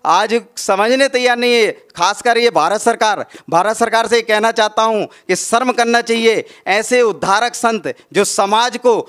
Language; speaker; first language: Hindi; native; Hindi